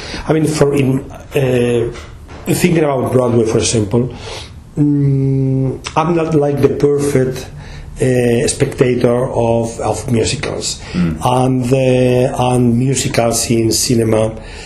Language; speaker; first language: English; non-native, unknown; Spanish